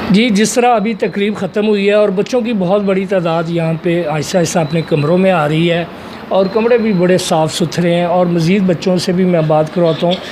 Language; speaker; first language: Urdu; non-native, local second language; Punjabi